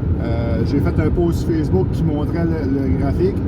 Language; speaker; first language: French; native; French